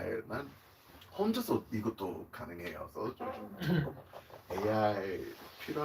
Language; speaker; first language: Korean; non-native, learner; English